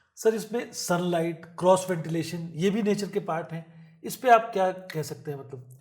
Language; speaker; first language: Hindi; native; Hindi